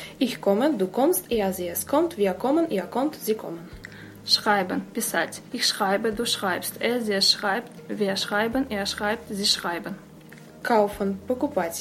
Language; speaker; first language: German; non-native, learner; Russian